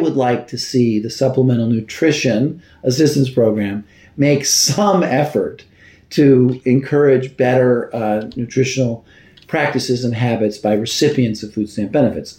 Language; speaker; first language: English; native; English